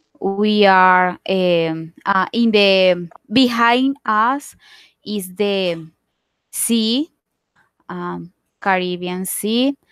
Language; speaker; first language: English; non-native, learner; Spanish